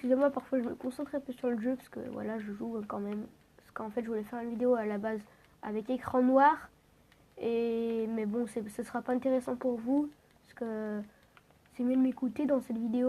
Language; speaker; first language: French; native; French